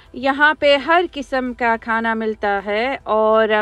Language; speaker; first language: Hindi; non-native, local second language; Gujarati